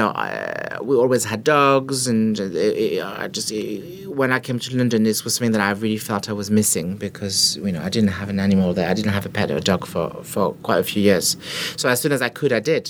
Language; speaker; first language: English; non-native, fluent; French